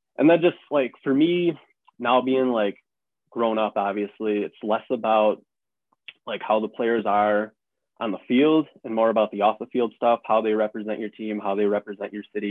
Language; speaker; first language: English; native; English